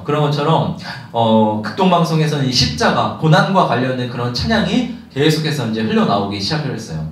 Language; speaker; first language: Korean; native; Korean